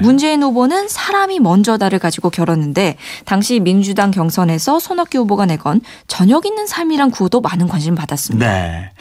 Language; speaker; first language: Korean; native; Korean